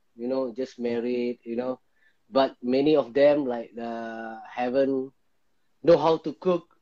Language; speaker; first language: English; non-native, local second language; Malay